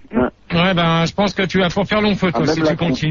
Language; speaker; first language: French; native; French